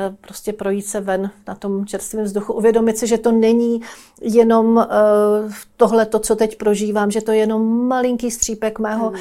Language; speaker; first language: Czech; native; Czech